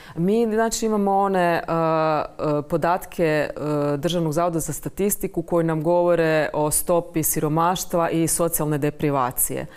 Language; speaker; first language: Croatian; native; Croatian